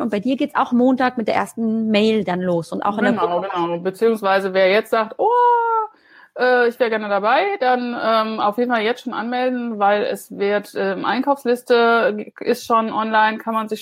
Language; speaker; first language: German; native; German